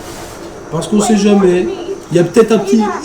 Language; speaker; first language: French; native; French